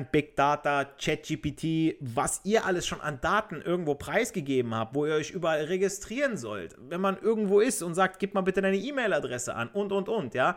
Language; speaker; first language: German; native; German